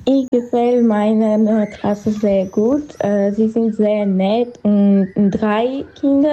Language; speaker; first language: German; non-native, learner; Armenian